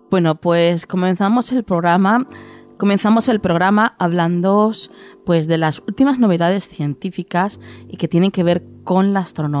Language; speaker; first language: Spanish; native; Spanish